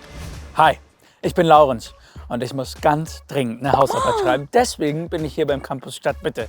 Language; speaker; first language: German; native; German